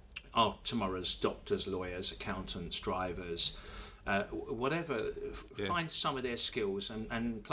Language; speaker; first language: English; native; English